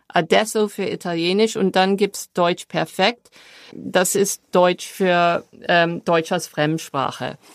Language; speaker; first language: German; non-native, fluent; English